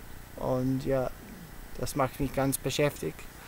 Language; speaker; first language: German; early bilingual, heritage; English